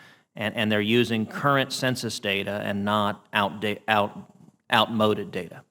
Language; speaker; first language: English; native; English